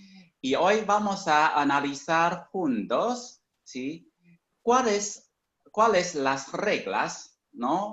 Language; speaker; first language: Spanish; non-native, fluent; Chinese